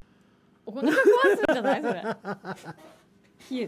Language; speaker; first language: Japanese; native; Japanese